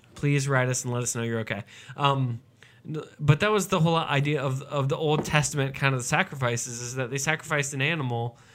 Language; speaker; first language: English; native; English